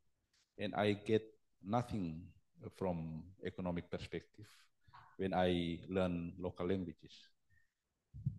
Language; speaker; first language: English; non-native, learner; Indonesian